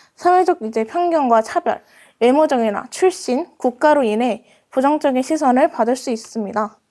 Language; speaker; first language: Korean; early bilingual, other home language; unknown